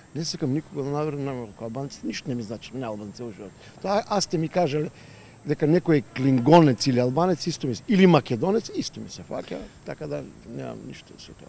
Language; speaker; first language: Macedonian; native; Macedonian